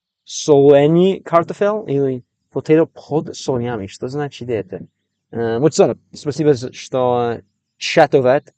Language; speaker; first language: Russian; non-native, learner; English